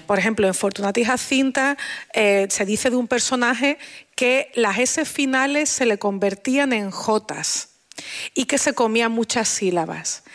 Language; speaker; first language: Spanish; native; Spanish